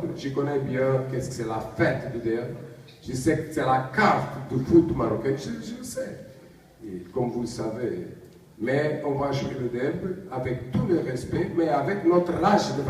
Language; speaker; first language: French; non-native, learner; Portuguese